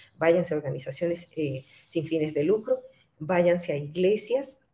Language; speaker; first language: Spanish; native; Spanish